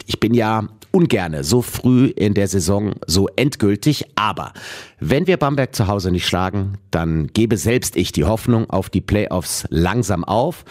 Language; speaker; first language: German; native; German